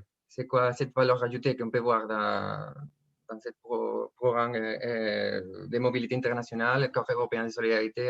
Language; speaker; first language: French; non-native, fluent; Spanish